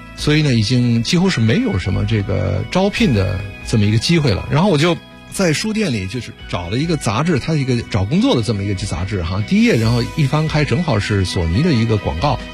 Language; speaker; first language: Chinese; early bilingual, other home language; Japanese